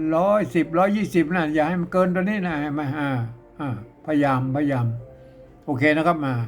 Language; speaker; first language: Thai; native; Thai